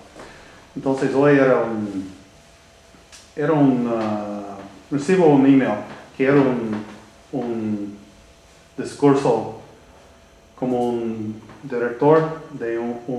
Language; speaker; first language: Spanish; non-native, learner; English